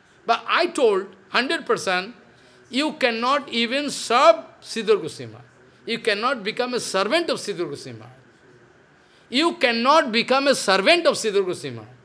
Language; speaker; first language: English; non-native, local second language; Bangla